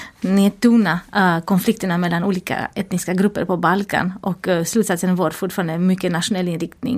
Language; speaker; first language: Swedish; non-native, fluent; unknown